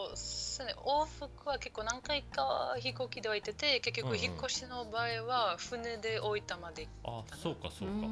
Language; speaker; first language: Japanese; non-native, fluent; French